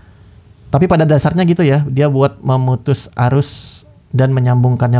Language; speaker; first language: Indonesian; native; Indonesian